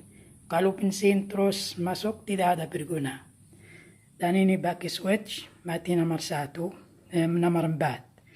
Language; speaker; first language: Indonesian; non-native, learner; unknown